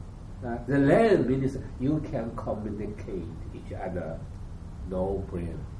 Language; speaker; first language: English; non-native, learner; Chinese